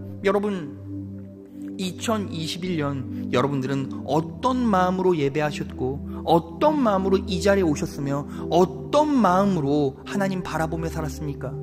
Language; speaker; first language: Korean; native; Korean